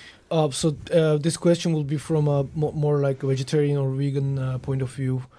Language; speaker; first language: English; non-native, fluent; Turkish